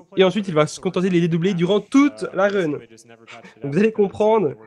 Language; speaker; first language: French; native; French